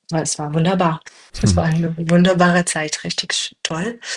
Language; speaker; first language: German; non-native, fluent; French